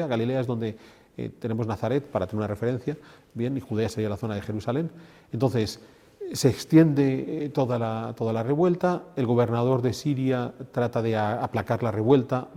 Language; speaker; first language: Spanish; native; Spanish